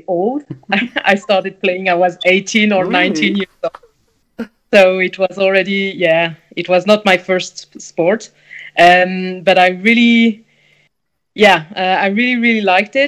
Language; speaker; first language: English; non-native, fluent; French